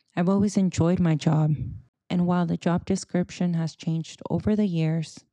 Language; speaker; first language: English; early bilingual, other home language; Spanish